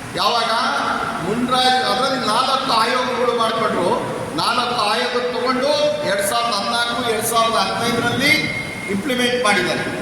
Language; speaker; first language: Kannada; non-native, local second language; Marathi